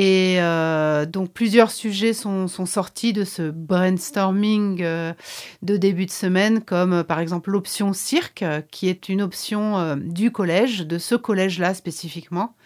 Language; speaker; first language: French; native; French